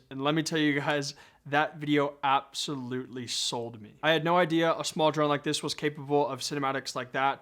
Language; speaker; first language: English; native; English